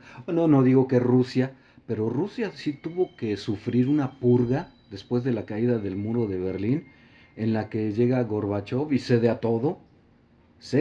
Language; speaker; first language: Spanish; native; Spanish